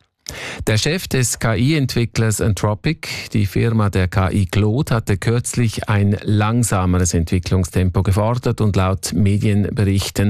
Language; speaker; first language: German; native; German